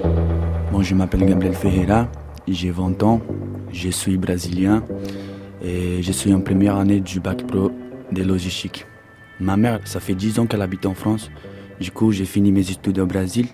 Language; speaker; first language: French; non-native, fluent; Portuguese